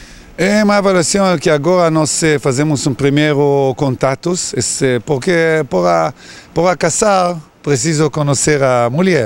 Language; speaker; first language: Portuguese; non-native, learner; Hebrew